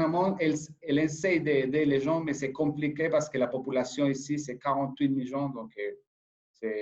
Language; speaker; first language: French; non-native, fluent; Spanish